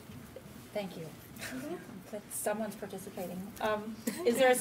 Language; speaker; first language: English; native; English